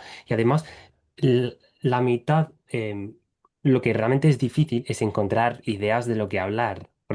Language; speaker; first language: Spanish; non-native, fluent; English